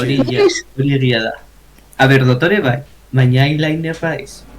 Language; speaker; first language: Basque; non-native, local second language; Spanish